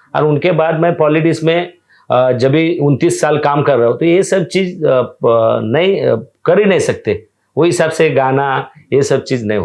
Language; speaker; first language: Hindi; non-native, local second language; Marathi